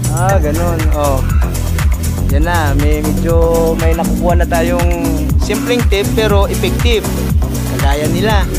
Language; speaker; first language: Filipino; non-native, local second language; Iloko